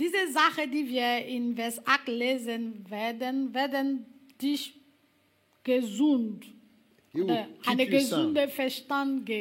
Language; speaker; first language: German; non-native, learner; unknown